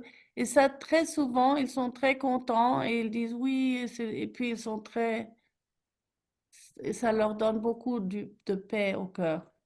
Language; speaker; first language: French; non-native, fluent; German